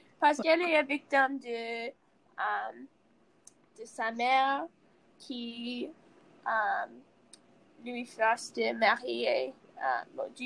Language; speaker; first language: French; non-native, learner; English